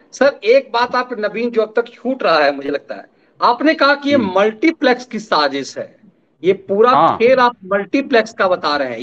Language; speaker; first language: Hindi; native; Hindi